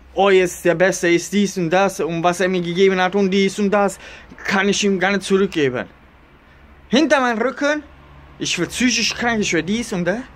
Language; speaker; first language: German; early bilingual, other home language; Italian